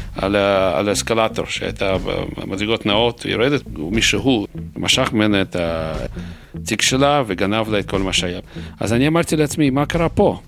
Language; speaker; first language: Hebrew; non-native, fluent; Russian